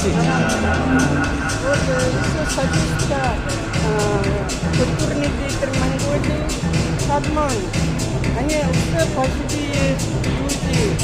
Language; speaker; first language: Russian; non-native, learner; Mongolian